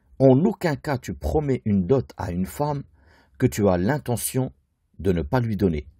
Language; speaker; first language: French; native; French